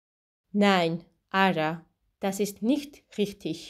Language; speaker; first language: German; non-native, fluent; Georgian